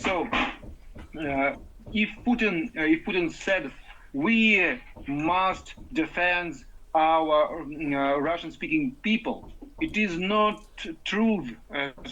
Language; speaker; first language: English; non-native, learner; Ukrainian